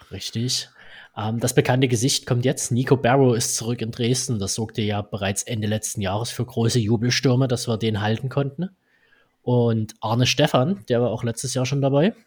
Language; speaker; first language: German; native; German